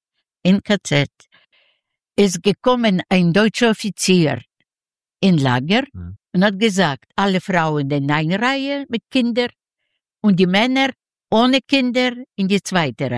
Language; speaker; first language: German; non-native, learner; Ukrainian